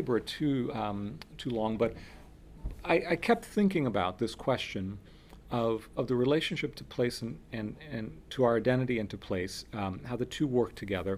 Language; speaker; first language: English; early bilingual, other home language; Spanish